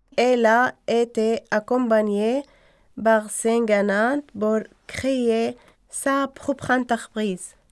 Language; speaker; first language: French; non-native, learner; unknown